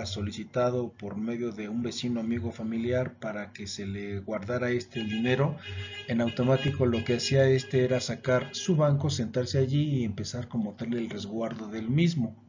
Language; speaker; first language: Spanish; native; Spanish